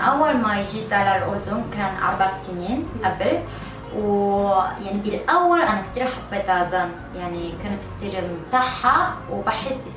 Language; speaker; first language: Arabic; non-native, learner; Korean